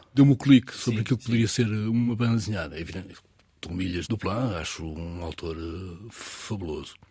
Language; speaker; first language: Portuguese; native; Portuguese